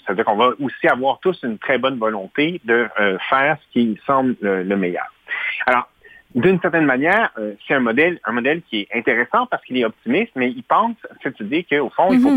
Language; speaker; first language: French; native; French